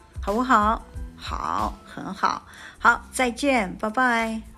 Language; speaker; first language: Chinese; non-native, fluent; English